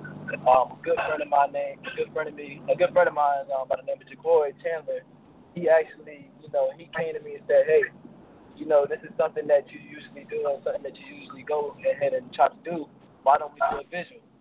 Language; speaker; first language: English; native; English